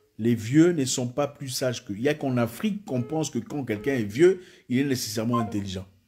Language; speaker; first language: French; non-native, local second language; Swahili